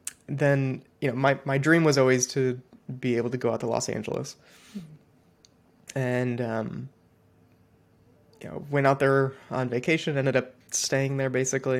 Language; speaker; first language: English; native; English